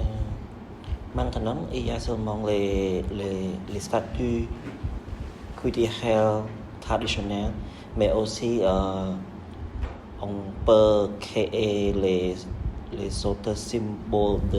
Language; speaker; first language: French; non-native, learner; Khmer